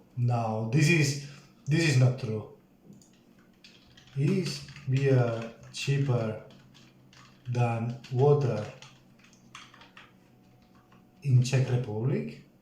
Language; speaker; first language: English; non-native, learner; Spanish